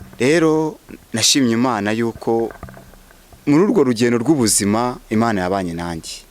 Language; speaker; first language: Kinyarwanda; native; Kinyarwanda